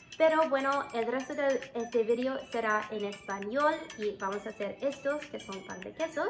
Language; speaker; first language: Spanish; non-native, fluent; English